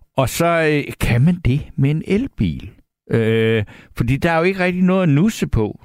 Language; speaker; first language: Danish; native; Danish